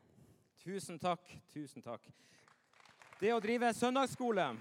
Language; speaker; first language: Norwegian; native; Norwegian